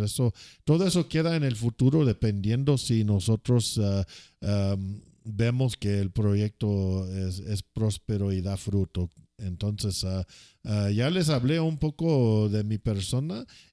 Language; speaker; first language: Spanish; non-native, fluent; English